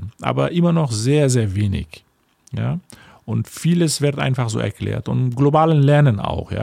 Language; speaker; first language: German; non-native, fluent; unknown